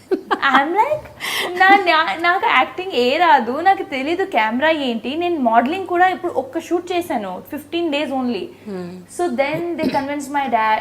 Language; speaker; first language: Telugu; non-native, local second language; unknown